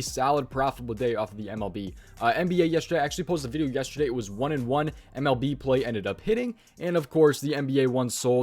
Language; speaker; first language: English; native; English